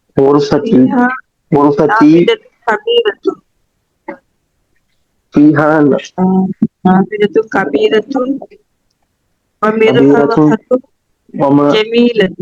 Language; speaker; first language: Arabic; non-native, learner; Tamil